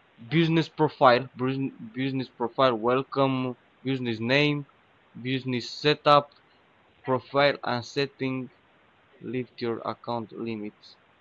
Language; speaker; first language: English; non-native, learner; Romanian